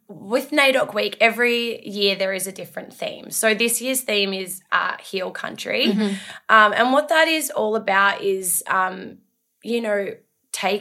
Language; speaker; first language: English; native; English